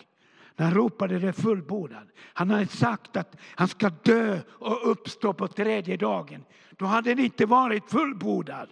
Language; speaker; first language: Swedish; non-native, fluent; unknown